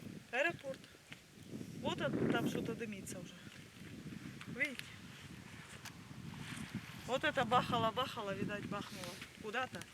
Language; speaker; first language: Russian; native; Russian